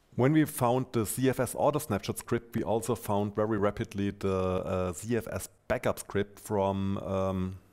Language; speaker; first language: English; non-native, fluent; German